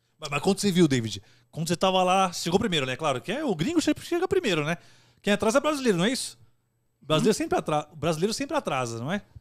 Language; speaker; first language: Portuguese; native; Portuguese